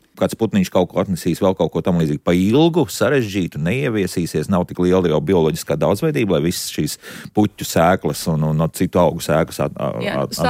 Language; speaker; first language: Latvian; native; Latvian